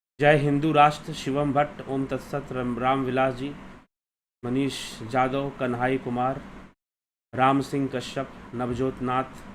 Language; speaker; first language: Hindi; native; Hindi